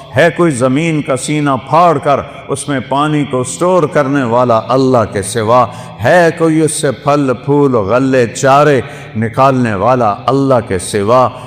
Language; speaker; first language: Urdu; non-native, local second language; Saraiki